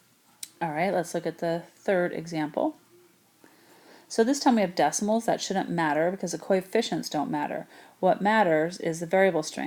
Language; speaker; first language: English; native; English